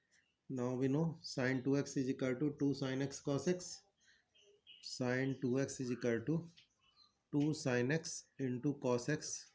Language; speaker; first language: English; non-native, local second language; Hindi